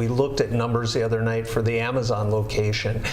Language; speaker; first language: English; native; English